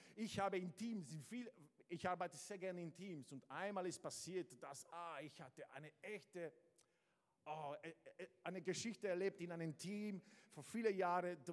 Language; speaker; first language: German; non-native, fluent; Italian